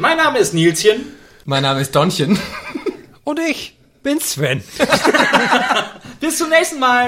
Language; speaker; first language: German; native; German